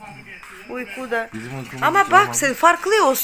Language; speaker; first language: Turkish; non-native, learner; Russian